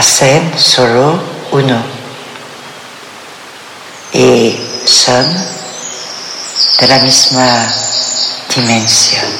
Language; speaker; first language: Spanish; non-native, fluent; French